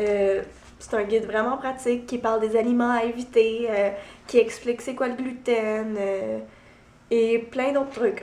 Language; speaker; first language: French; native; French